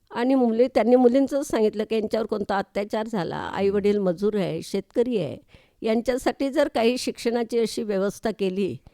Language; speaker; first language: Marathi; native; Marathi